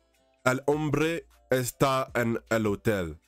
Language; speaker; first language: Spanish; non-native, learner; English